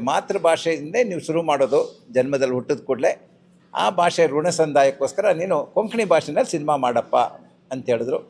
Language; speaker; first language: Kannada; non-native, local second language; Konkani